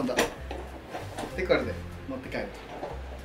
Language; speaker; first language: Japanese; native; Japanese